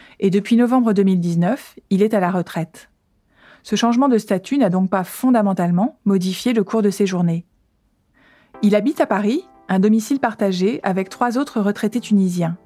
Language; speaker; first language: French; native; French